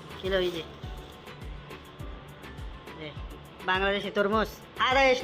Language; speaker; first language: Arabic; non-native, learner; Bangla